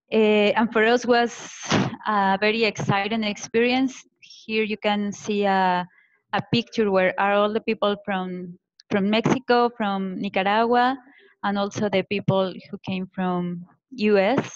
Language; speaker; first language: English; non-native, fluent; Spanish